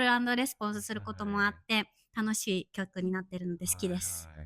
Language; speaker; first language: Japanese; native; Japanese